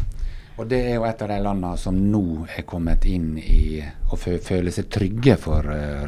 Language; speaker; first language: Norwegian; native; Norwegian